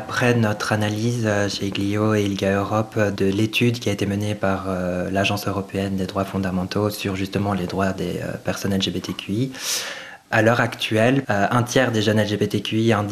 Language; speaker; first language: French; native; French